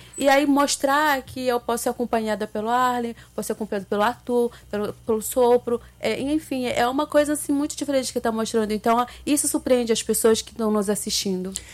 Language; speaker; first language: Portuguese; non-native, local second language; Ticuna